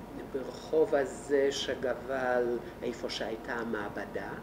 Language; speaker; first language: Hebrew; non-native, fluent; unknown